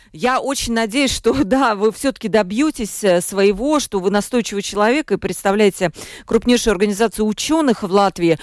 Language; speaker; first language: Russian; native; Russian